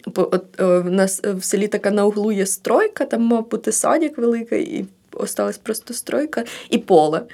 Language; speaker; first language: Ukrainian; native; Ukrainian